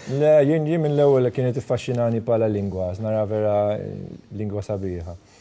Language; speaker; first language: Maltese; non-native, fluent; Dutch